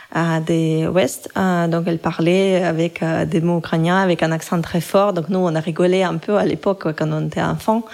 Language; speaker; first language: French; non-native, fluent; Russian